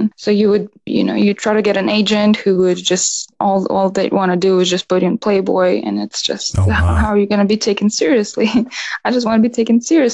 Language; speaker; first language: English; non-native, fluent; Russian